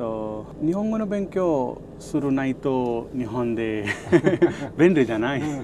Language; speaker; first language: Japanese; non-native, learner; Hindi